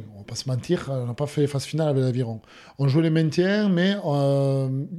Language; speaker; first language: French; native; French